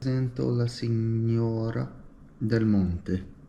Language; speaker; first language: Italian; non-native, learner; English